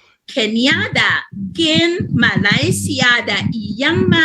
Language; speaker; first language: Chinese; non-native, fluent; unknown